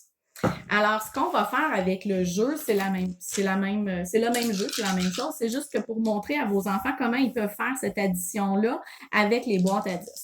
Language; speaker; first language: French; native; French